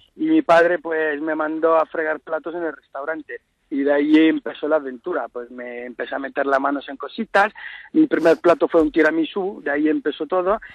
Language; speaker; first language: Spanish; non-native, fluent; Italian